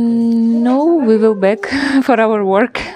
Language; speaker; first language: English; non-native, fluent; Russian